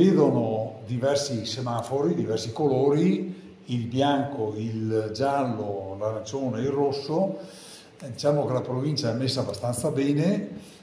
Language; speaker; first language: Italian; native; Italian